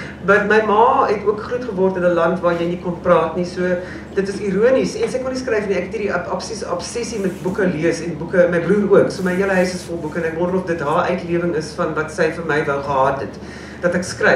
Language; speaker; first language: Afrikaans; non-native, local second language; English